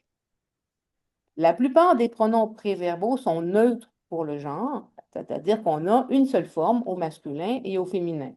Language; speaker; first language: French; native; French